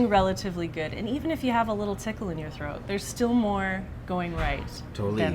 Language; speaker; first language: English; native; English